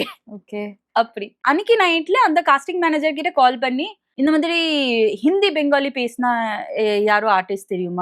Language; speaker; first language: Tamil; non-native, local second language; Bangla